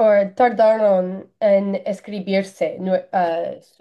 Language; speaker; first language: Spanish; non-native, learner; English